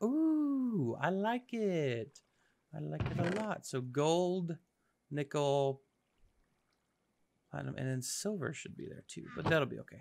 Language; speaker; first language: English; native; English